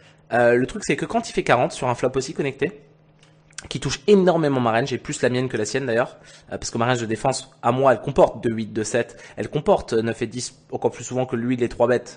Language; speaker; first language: French; native; French